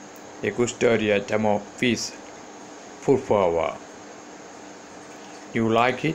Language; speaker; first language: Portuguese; non-native, learner; Tamil